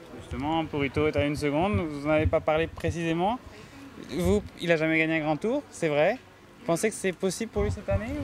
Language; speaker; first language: French; native; French